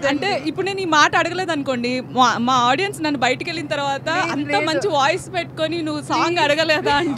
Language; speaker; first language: Telugu; native; Telugu